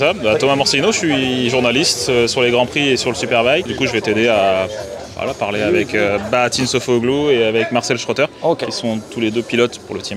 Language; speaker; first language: French; native; French